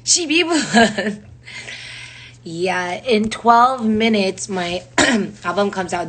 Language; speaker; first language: English; early bilingual, other home language; Korean